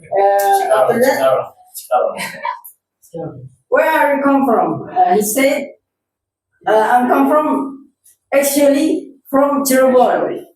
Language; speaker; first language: English; non-native, learner; Indonesian